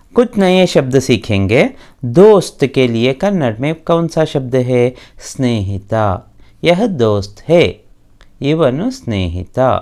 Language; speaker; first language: Hindi; non-native, local second language; Kannada